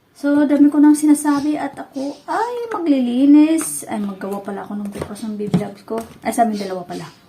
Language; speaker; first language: Filipino; non-native, local second language; Cebuano